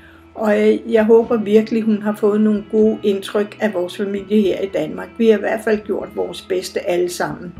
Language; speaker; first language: Danish; native; Danish